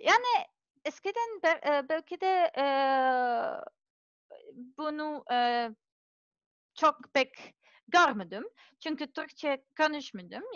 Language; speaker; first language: Turkish; non-native, learner; Serbian